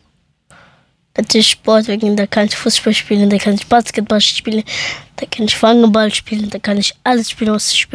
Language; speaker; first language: German; early bilingual, other home language; Persian